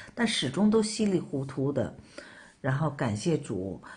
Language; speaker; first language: Chinese; native; Chinese